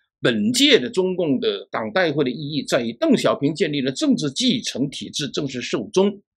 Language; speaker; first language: Chinese; native; Chinese